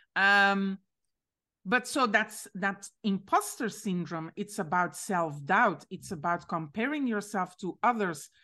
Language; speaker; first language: English; non-native, fluent; French